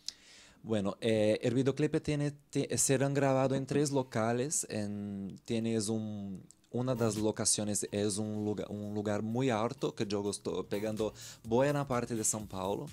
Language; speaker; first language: Spanish; non-native, learner; Portuguese